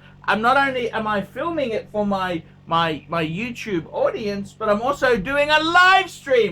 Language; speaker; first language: English; native; English